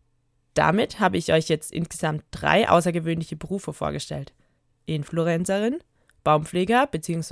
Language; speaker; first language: German; native; German